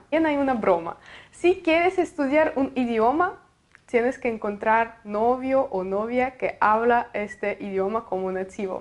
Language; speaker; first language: Spanish; non-native, fluent; Russian